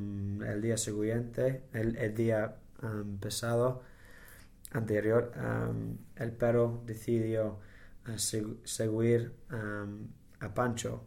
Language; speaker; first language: Spanish; non-native, learner; English